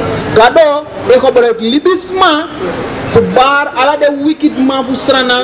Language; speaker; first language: Dutch; non-native, local second language; Sranan Tongo